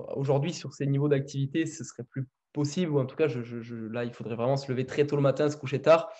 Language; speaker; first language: French; native; French